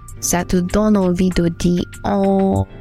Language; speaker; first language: French; non-native, learner; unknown